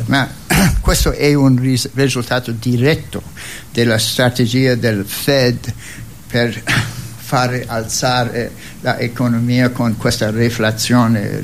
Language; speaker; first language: Italian; non-native, fluent; English